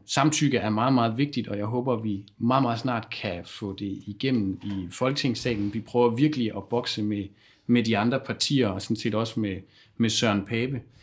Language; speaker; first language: Danish; native; Danish